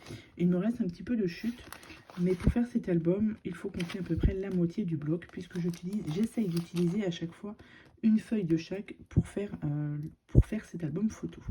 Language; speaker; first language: French; native; French